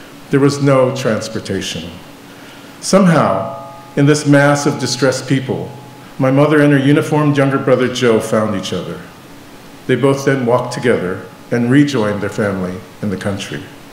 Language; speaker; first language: English; native; English